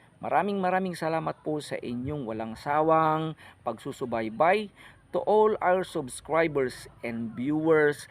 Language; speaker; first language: Filipino; native; Filipino